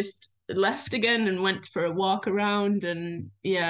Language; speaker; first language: English; native; English